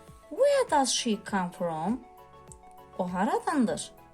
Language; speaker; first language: English; non-native, fluent; Azerbaijani